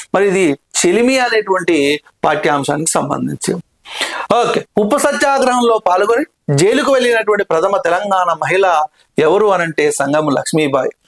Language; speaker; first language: Telugu; native; Telugu